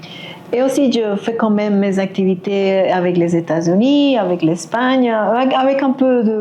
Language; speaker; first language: French; non-native, fluent; Spanish